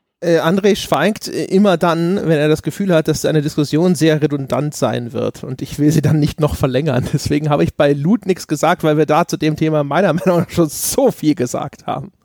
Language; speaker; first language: German; native; German